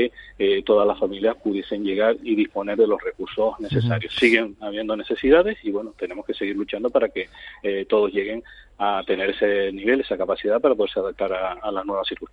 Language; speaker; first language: Spanish; native; Spanish